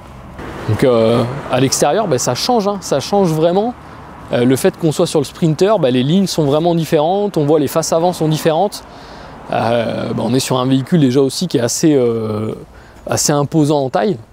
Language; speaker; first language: French; native; French